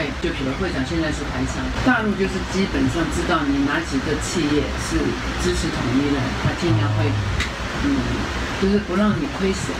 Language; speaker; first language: Chinese; native; Chinese